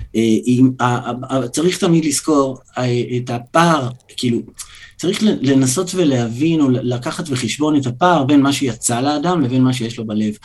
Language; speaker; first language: Hebrew; native; Hebrew